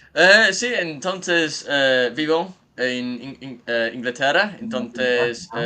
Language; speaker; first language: Spanish; non-native, learner; English